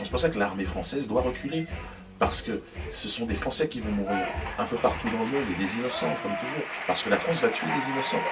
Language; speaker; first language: French; native; French